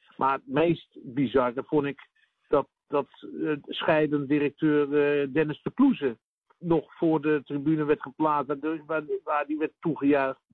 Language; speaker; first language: Dutch; native; Dutch